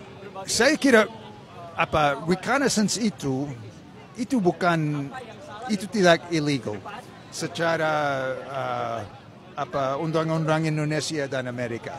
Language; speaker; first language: Indonesian; non-native, fluent; English